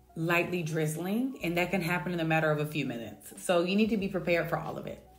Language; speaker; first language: English; native; English